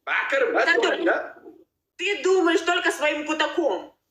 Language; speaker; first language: Russian; non-native, learner; Uzbek